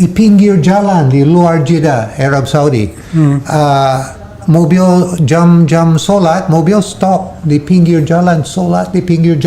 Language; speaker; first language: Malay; non-native, fluent; English